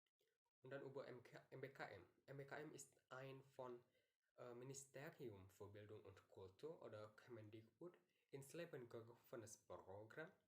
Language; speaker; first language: German; non-native, learner; Indonesian